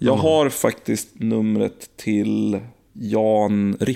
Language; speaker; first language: Swedish; native; Swedish